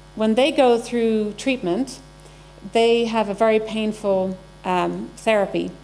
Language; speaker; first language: English; native; English